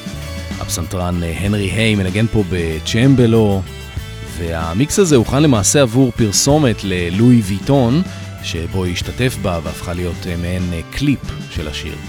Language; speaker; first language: Hebrew; native; Hebrew